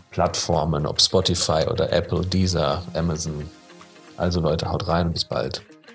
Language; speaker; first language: German; native; German